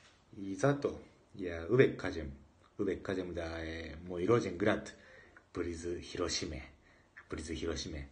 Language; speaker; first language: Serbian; non-native, learner; Japanese